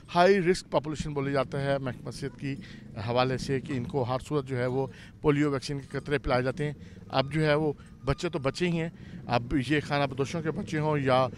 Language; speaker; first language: Urdu; non-native, local second language; Saraiki